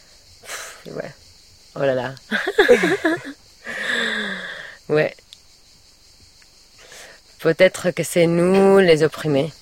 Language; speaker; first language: French; non-native, learner; Catalan